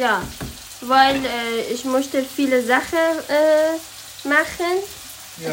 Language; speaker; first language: German; non-native, learner; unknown